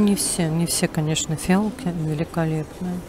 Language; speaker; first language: Russian; native; Russian